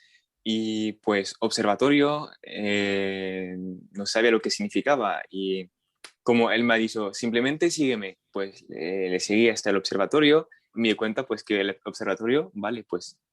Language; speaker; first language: Spanish; non-native, fluent; French